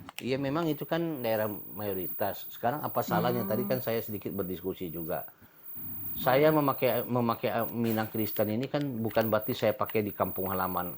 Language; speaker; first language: Indonesian; non-native, local second language; Minangkabau